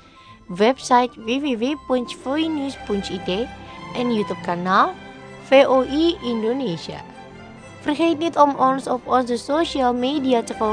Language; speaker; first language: Dutch; non-native, learner; Indonesian